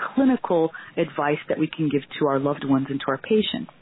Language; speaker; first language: English; non-native, fluent; Portuguese